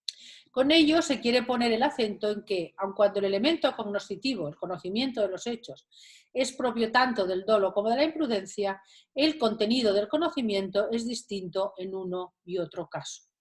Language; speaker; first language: Spanish; native; Spanish